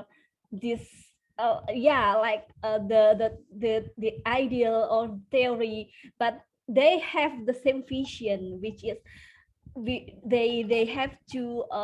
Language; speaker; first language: English; non-native, fluent; Indonesian